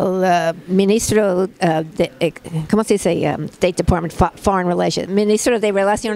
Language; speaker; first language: Spanish; non-native, fluent; English